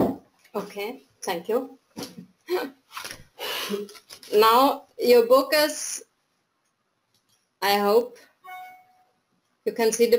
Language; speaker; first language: English; non-native, fluent; German